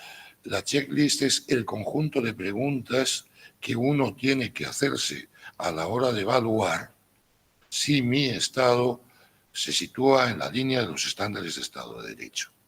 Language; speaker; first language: Spanish; native; Spanish